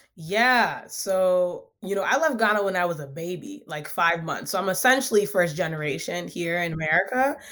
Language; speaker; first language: English; early bilingual, other home language; Akan